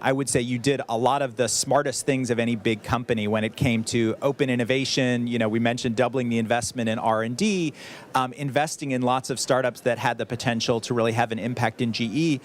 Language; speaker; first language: English; native; English